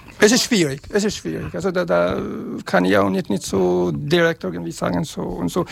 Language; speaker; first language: German; non-native, fluent; Serbian